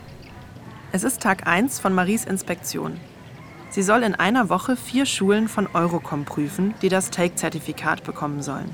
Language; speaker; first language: German; native; German